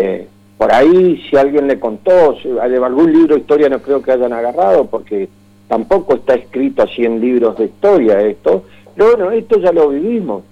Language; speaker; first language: Spanish; native; Spanish